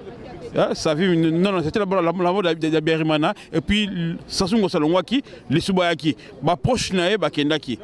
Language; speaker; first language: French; non-native, local second language; Lingala